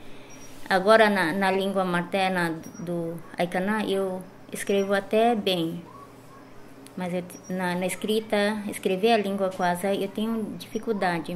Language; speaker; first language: Portuguese; non-native, local second language; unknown